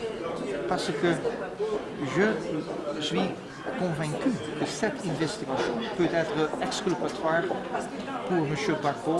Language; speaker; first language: French; non-native, fluent; Dutch